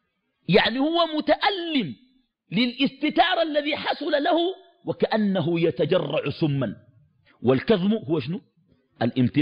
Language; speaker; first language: Arabic; native; Arabic